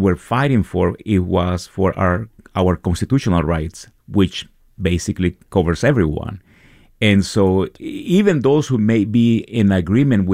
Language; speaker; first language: English; non-native, fluent; Spanish